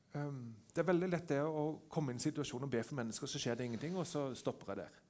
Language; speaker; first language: Norwegian; native; Norwegian